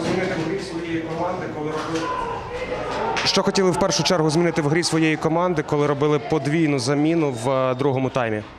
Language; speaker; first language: Ukrainian; native; Ukrainian